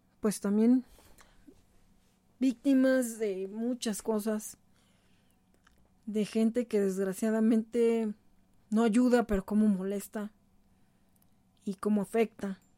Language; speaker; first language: Spanish; native; Spanish